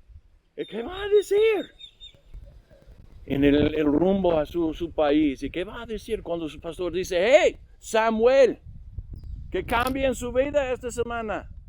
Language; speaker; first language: Spanish; non-native, learner; English